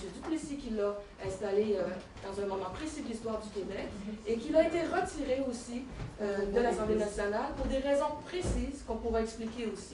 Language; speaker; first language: French; native; French